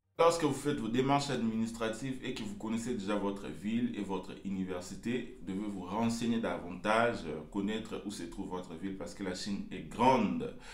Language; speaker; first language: French; non-native, local second language; Lingala